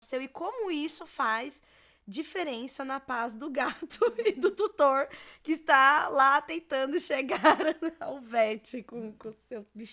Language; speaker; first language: Portuguese; native; Portuguese